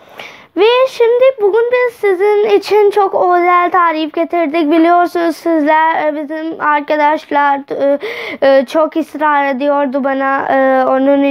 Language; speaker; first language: Turkish; non-native, learner; Urdu